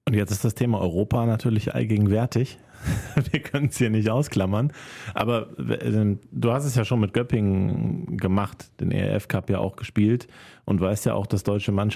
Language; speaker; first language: German; native; German